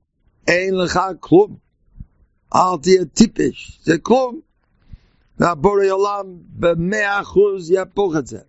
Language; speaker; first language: Hebrew; non-native, fluent; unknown